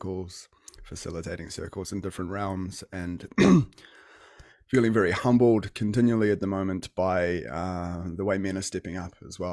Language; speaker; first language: English; native; English